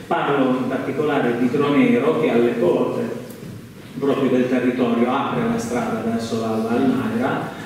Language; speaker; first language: Italian; native; Italian